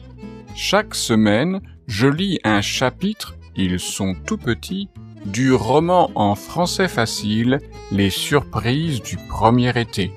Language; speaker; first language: French; native; French